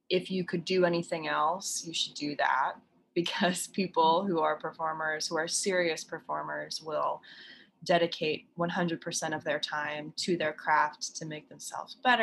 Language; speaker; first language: English; native; English